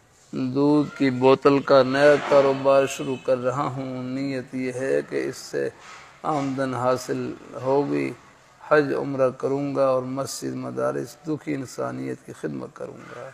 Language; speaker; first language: Urdu; native; Urdu